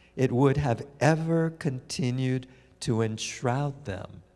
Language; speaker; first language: English; native; English